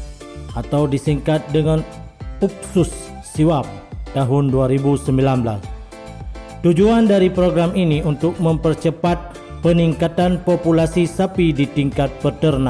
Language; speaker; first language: Indonesian; native; Indonesian